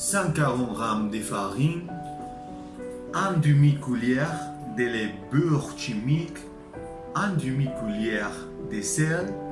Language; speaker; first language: French; non-native, learner; Spanish